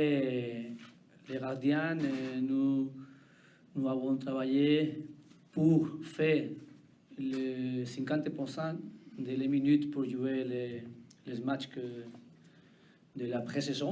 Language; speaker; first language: French; non-native, learner; Spanish